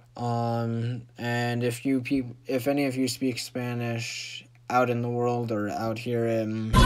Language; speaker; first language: English; native; English